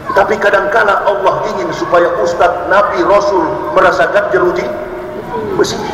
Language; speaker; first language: Indonesian; native; Indonesian